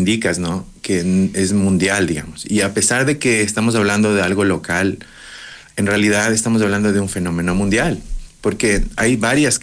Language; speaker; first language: Spanish; native; Spanish